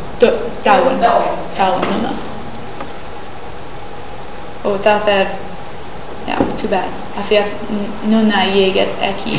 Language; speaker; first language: Icelandic; non-native, learner; English